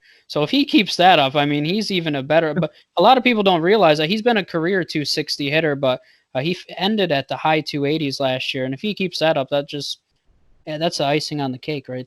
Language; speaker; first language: English; native; English